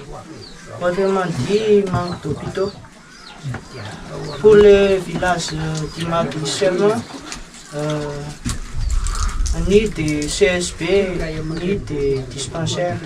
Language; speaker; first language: French; non-native, learner; Malagasy